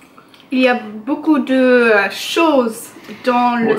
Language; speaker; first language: French; non-native, learner; English